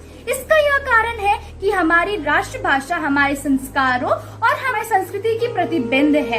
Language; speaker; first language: Hindi; native; Hindi